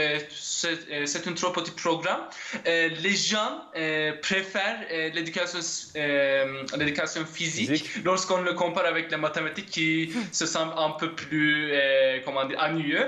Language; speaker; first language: French; non-native, fluent; Turkish